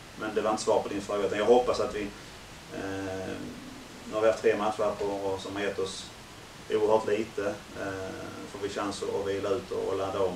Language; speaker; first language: Swedish; native; Swedish